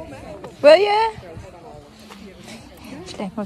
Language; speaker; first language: Dutch; non-native, learner; Filipino